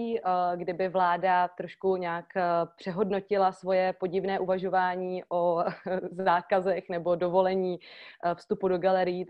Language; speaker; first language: Czech; native; Czech